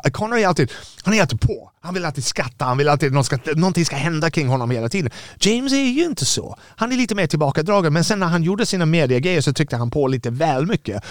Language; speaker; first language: Swedish; non-native, fluent; English